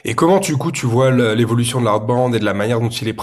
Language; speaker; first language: French; native; French